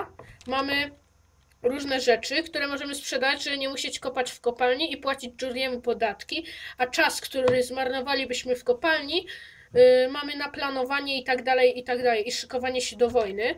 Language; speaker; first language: Polish; native; Polish